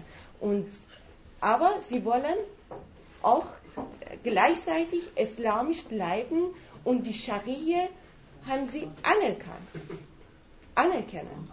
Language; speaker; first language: German; non-native, fluent; Persian